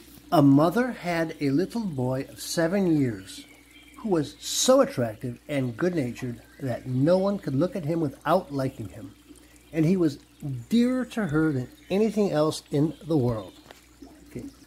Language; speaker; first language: English; native; English